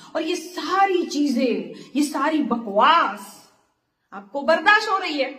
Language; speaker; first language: Hindi; native; Hindi